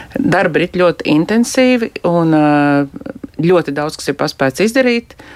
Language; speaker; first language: Latvian; native; Latvian